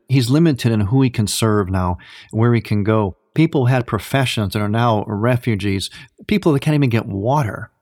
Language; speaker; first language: English; native; English